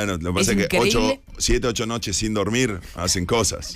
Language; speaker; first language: Spanish; native; Spanish